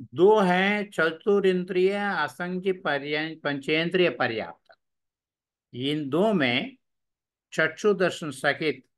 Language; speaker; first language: Hindi; non-native, local second language; Tamil